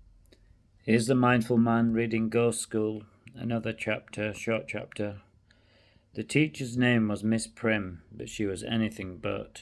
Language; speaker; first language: English; native; English